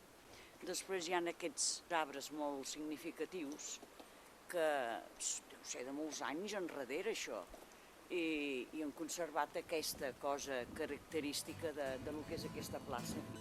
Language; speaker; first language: Catalan; native; Catalan